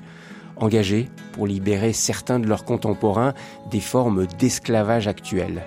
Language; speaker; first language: French; native; French